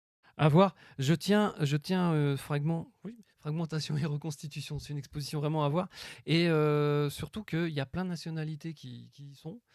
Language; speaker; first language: French; native; French